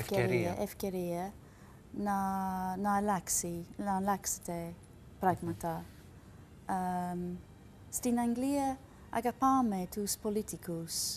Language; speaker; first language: Greek; non-native, learner; English